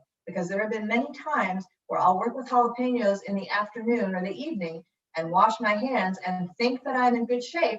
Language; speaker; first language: English; native; English